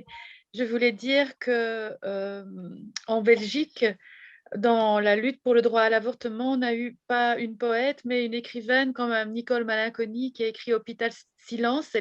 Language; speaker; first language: French; non-native, fluent; Spanish